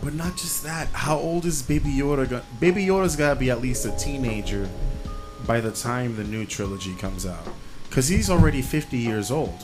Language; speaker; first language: English; early bilingual, other home language; Spanish